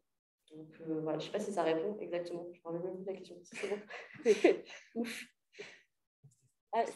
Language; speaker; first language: French; native; French